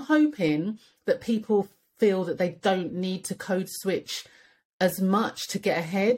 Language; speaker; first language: English; native; English